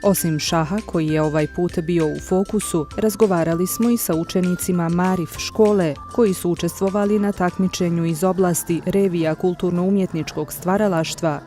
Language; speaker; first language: Bosnian; native; Bosnian